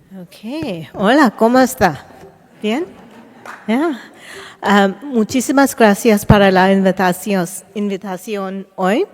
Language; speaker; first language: Spanish; non-native, learner; English